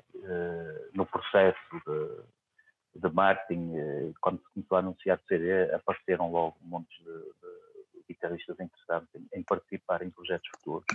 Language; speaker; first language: Portuguese; native; Portuguese